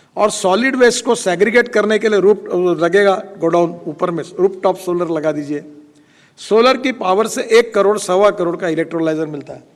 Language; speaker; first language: Hindi; non-native, local second language; Marathi